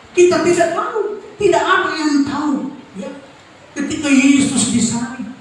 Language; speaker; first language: Indonesian; native; Indonesian